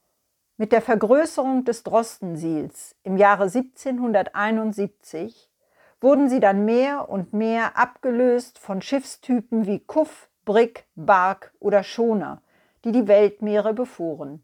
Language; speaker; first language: German; native; German